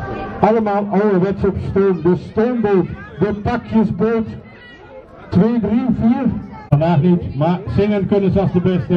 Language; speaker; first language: Dutch; native; Dutch